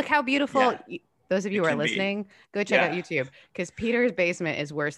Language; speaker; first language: English; native; English